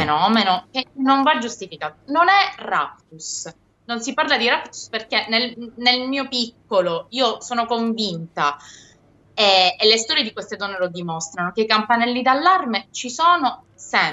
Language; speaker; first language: Italian; native; Italian